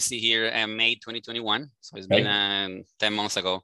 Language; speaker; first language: English; non-native, fluent; Spanish